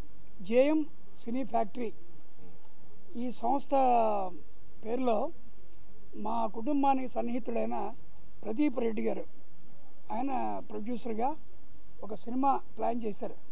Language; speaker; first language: Telugu; native; Telugu